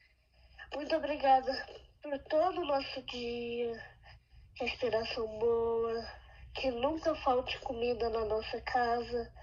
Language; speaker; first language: Portuguese; early bilingual, heritage; Portuguese